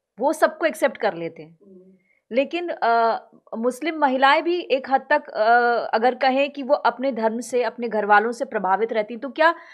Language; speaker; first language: Hindi; native; Hindi